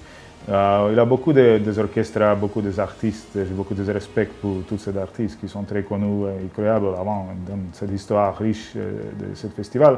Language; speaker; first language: French; non-native, learner; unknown